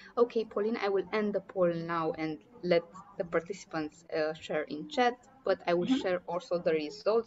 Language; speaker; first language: English; non-native, fluent; Romanian